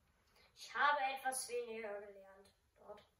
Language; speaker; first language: German; early bilingual, other home language; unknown